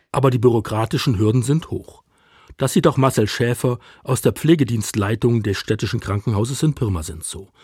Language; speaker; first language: German; native; German